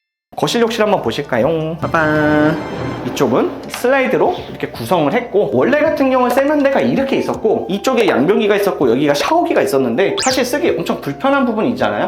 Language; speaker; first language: Korean; native; Korean